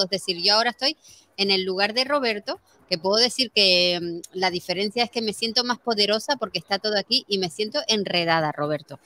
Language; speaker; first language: Spanish; native; Spanish